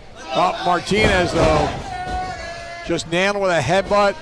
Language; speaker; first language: English; native; English